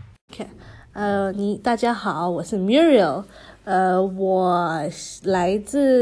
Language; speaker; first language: Chinese; early bilingual, heritage; Chinese